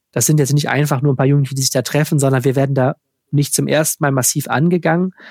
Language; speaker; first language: German; native; German